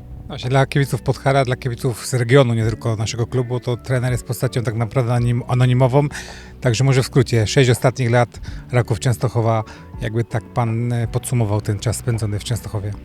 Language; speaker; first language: Polish; native; Polish